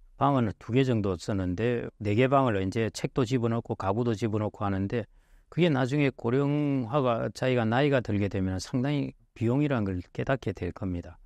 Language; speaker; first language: Korean; native; Korean